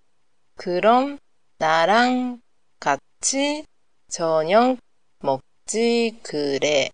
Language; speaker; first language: Korean; non-native, learner; Japanese